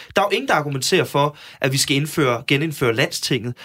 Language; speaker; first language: Danish; native; Danish